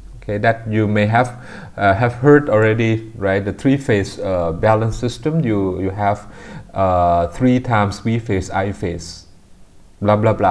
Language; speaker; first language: English; non-native, fluent; Thai